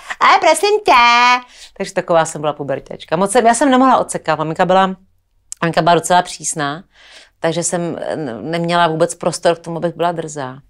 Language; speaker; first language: Czech; native; Czech